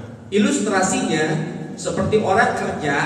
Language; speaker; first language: Indonesian; native; Indonesian